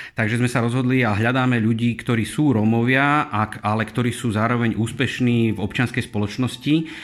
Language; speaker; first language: Slovak; native; Slovak